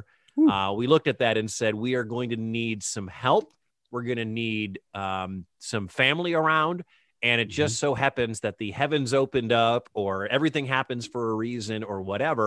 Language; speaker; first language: English; native; English